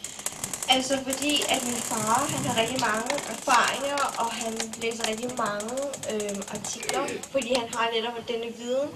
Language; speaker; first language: Danish; early bilingual, other home language; Vietnamese